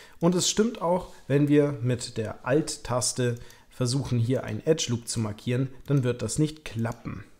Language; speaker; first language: German; native; German